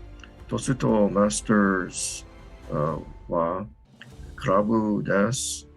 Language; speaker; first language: Japanese; non-native, learner; English